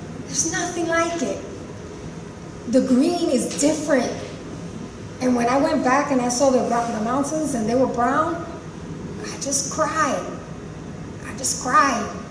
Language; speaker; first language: English; early bilingual, other home language; Spanish